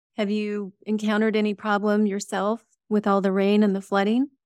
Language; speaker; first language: English; native; English